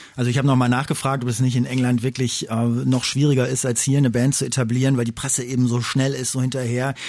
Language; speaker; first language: German; native; German